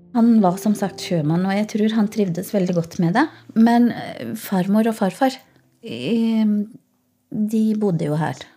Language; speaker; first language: Norwegian; early bilingual, other home language; Portuguese